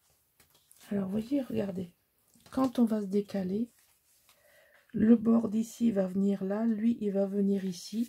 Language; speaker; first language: French; native; French